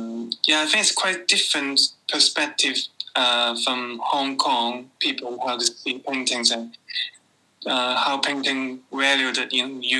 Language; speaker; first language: English; non-native, local second language; Cantonese